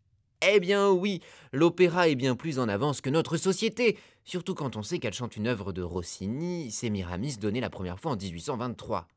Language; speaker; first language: French; native; French